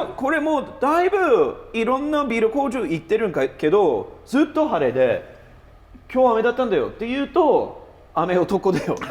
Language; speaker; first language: Japanese; non-native, fluent; English